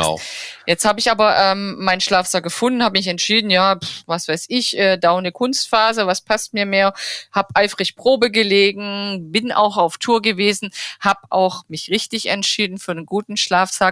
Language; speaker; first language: German; native; German